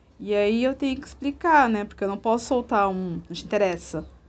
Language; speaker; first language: Portuguese; native; Portuguese